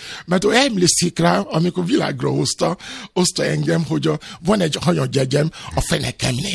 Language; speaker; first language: Hungarian; non-native, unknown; Yoruba